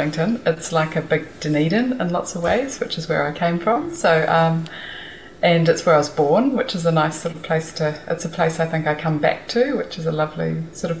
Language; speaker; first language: English; native; English